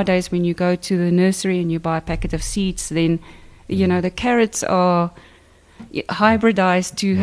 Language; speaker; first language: English; non-native, local second language; Afrikaans